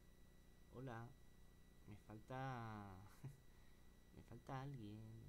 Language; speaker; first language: Spanish; native; Spanish